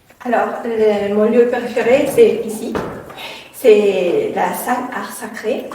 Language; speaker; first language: French; non-native, fluent; Italian